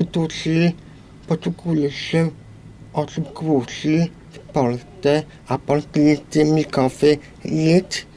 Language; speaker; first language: Polish; non-native, local second language; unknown